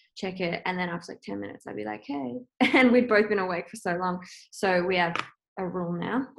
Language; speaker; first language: English; native; English